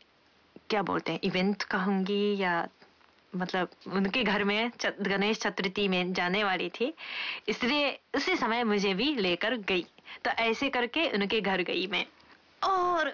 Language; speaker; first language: Hindi; non-native, fluent; Japanese